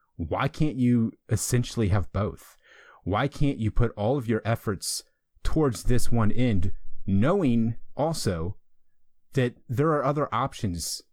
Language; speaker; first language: English; native; English